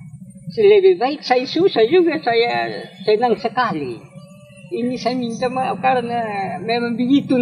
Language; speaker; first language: Indonesian; non-native, local second language; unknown